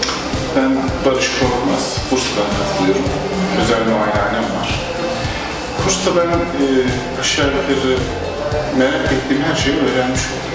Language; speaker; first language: Turkish; native; Turkish